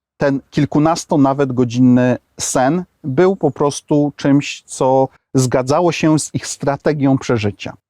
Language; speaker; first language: Polish; native; Polish